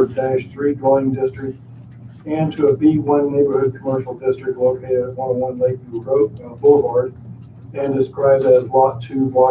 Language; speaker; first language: English; native; English